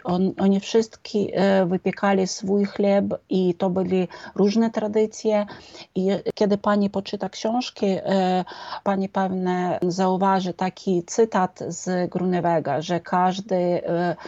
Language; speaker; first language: Polish; non-native, fluent; Ukrainian